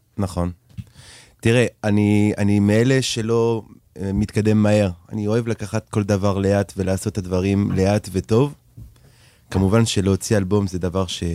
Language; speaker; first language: Hebrew; non-native, fluent; French